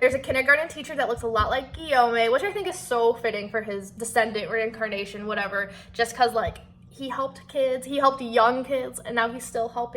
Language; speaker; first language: English; native; English